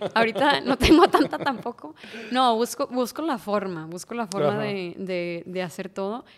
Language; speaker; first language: Spanish; native; Spanish